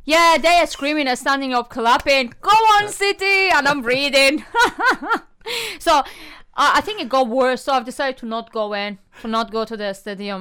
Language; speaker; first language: English; non-native, fluent; Persian